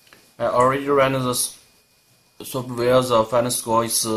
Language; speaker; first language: English; non-native, learner; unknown